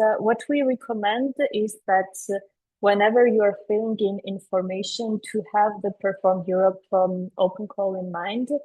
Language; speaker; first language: English; non-native, fluent; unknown